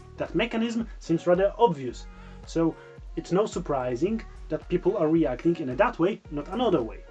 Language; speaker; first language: English; non-native, fluent; Polish